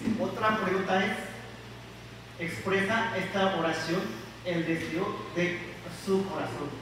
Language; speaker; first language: Spanish; non-native, learner; Korean